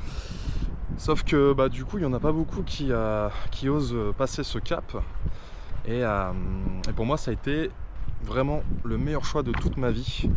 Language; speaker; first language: French; native; French